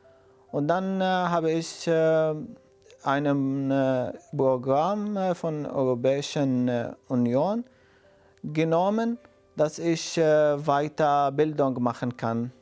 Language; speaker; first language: German; non-native, fluent; Arabic